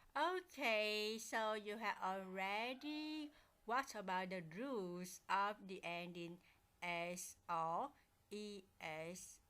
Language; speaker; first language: English; non-native, fluent; Vietnamese